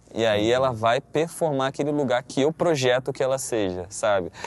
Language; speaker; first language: Portuguese; native; Portuguese